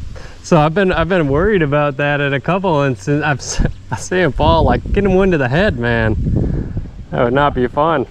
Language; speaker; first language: English; native; English